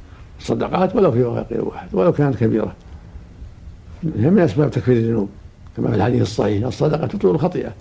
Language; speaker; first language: Arabic; native; Arabic